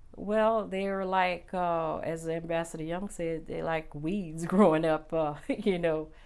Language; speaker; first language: English; native; English